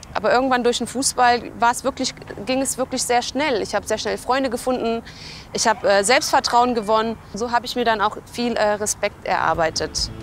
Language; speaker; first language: German; early bilingual, other home language; Albanian